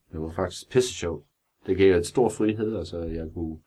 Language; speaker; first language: Danish; non-native, fluent; English